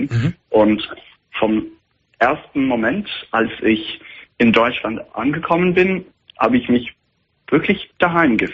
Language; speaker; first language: German; non-native, fluent; English